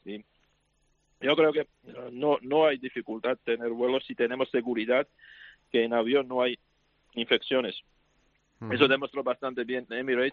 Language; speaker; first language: Spanish; non-native, fluent; Georgian